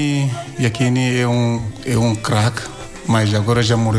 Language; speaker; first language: Portuguese; non-native, learner; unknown